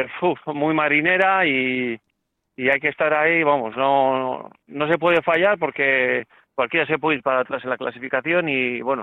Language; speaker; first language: Spanish; native; Spanish